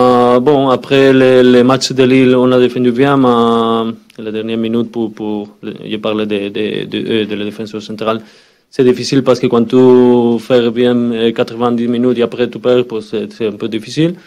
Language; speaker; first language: French; non-native, learner; Spanish